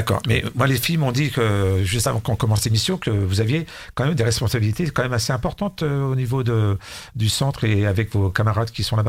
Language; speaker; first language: French; native; French